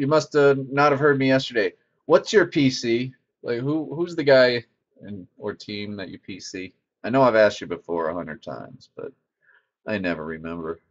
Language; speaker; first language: English; native; English